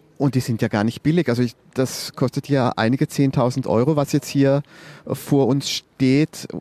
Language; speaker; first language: German; native; German